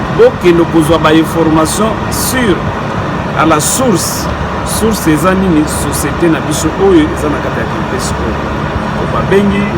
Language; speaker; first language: Lingala; non-native, local second language; Kongo